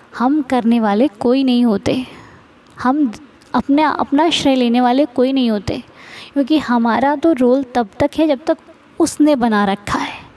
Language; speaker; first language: Hindi; native; Hindi